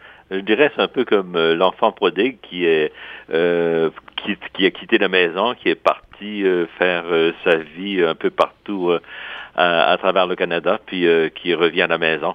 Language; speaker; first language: French; native; French